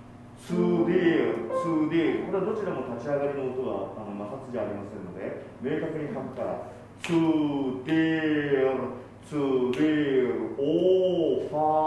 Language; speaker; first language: Japanese; native; Japanese